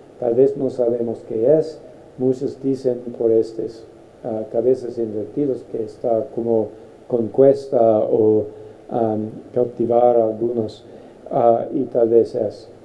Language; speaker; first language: Spanish; non-native, fluent; English